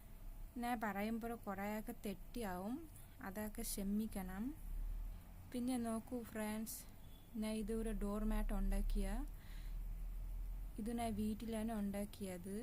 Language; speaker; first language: Malayalam; non-native, local second language; Bangla